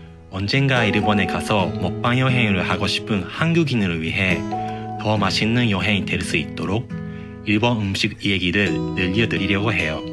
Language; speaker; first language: Korean; non-native, fluent; Japanese